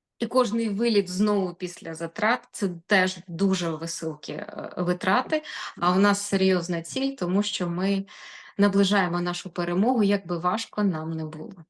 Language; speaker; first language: Ukrainian; native; Ukrainian